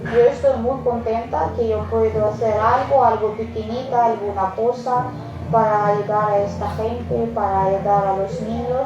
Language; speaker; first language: Spanish; non-native, learner; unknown